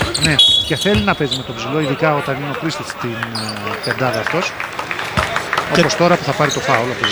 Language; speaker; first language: Greek; native; Greek